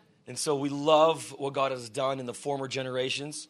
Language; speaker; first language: English; early bilingual, other home language; Russian